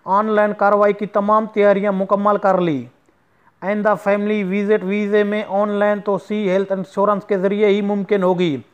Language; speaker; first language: Urdu; non-native, local second language; Saraiki